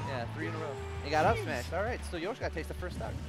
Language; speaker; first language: English; native; English